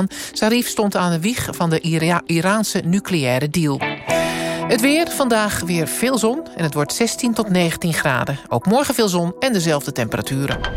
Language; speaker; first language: Dutch; native; Dutch